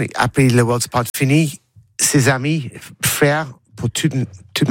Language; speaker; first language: French; non-native, learner; English